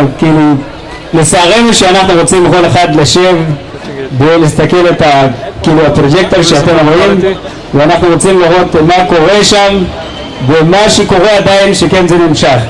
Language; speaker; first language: Hebrew; non-native, fluent; Arabic